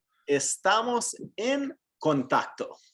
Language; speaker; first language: Spanish; non-native, fluent; English